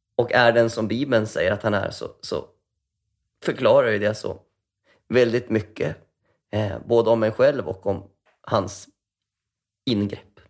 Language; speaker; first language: Swedish; native; Swedish